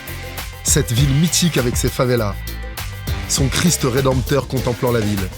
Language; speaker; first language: French; native; French